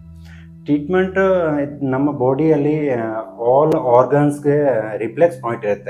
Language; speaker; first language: Kannada; non-native, local second language; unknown